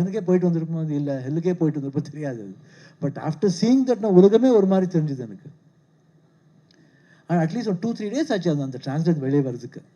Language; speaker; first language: Tamil; non-native, local second language; Kannada